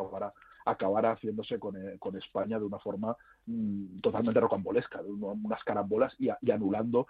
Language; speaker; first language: Spanish; native; Spanish